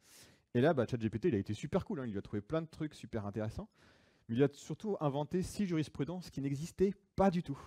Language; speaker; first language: French; native; French